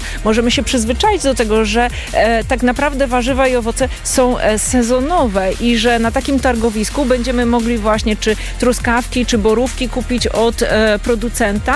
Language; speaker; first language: Polish; native; Polish